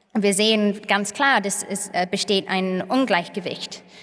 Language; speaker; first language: German; non-native, fluent; English